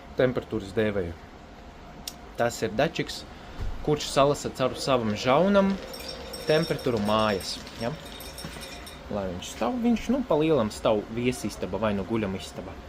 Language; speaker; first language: Latvian; non-native, local second language; Russian